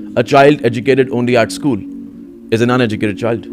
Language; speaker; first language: English; non-native, local second language; Urdu